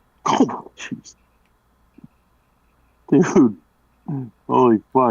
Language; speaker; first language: English; native; English